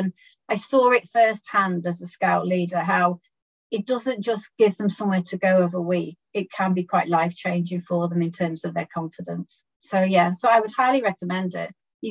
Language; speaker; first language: English; native; English